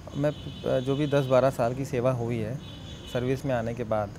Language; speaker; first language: Hindi; non-native, local second language; Marathi